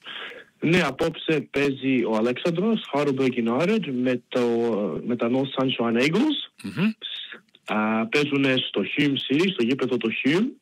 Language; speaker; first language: Greek; early bilingual, heritage; Greek